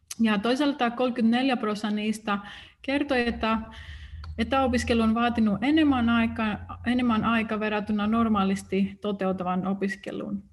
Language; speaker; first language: Finnish; non-native, fluent; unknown